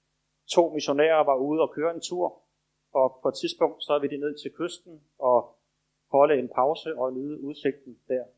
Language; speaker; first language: Danish; native; Danish